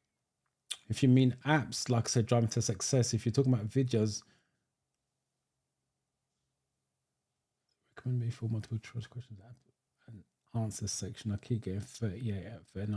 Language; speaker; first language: English; native; English